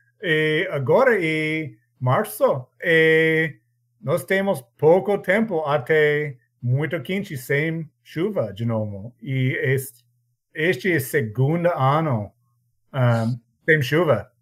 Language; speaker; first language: Portuguese; non-native, learner; English